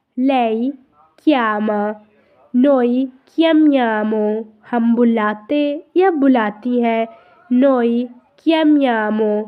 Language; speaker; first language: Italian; non-native, fluent; Urdu